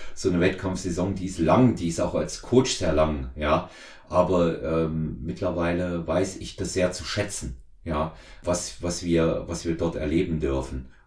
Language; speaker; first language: German; native; German